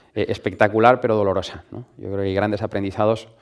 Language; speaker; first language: Spanish; native; Spanish